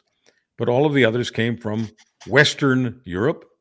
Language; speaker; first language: English; native; English